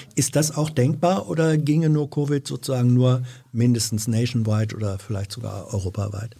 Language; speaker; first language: German; native; German